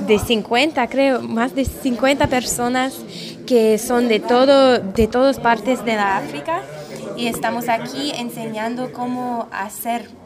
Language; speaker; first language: Spanish; non-native, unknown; English